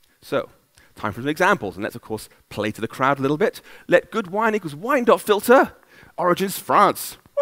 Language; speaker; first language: English; native; English